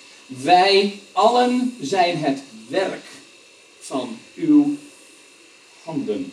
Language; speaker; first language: Dutch; native; Dutch